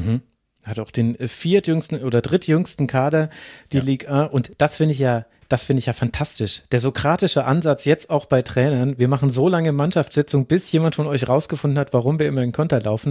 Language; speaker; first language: German; native; German